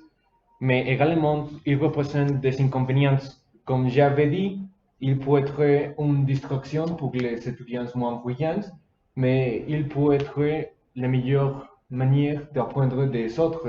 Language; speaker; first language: French; non-native, learner; Spanish